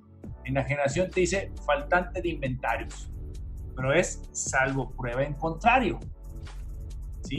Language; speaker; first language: Spanish; native; Spanish